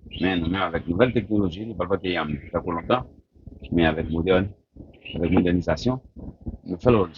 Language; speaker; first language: French; non-native, learner; Haitian Creole